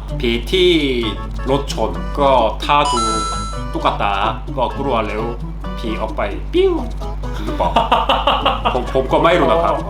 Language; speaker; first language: Thai; non-native, learner; Korean